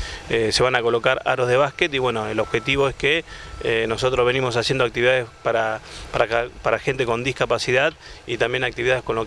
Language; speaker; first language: Spanish; native; Spanish